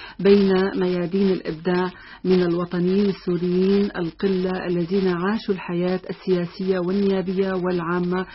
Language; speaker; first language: Arabic; native; Arabic